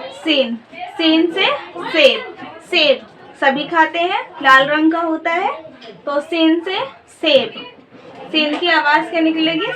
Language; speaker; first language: Urdu; native; Urdu